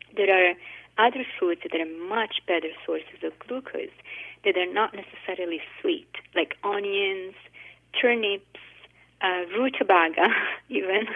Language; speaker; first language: English; non-native, fluent; Italian